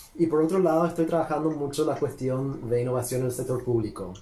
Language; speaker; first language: Spanish; early bilingual, heritage; Spanish